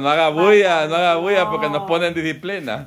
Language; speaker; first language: Spanish; native; Spanish